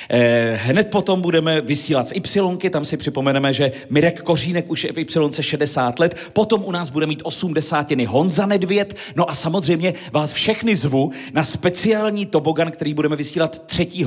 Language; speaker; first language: Czech; native; Czech